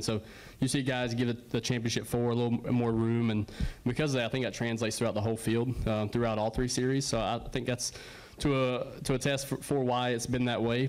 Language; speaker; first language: English; native; English